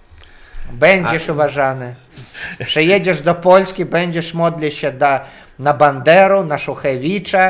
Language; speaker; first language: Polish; non-native, learner; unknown